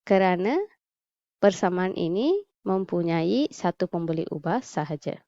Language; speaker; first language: Malay; non-native, local second language; Tamil